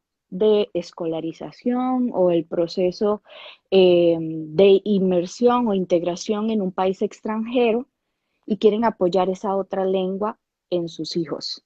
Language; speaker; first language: Spanish; native; Spanish